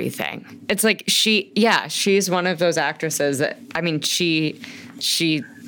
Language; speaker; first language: English; native; English